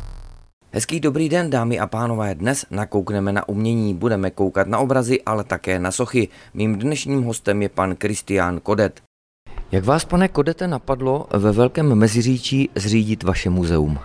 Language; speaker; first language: Czech; native; Czech